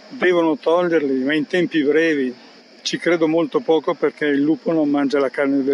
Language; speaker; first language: Italian; native; Italian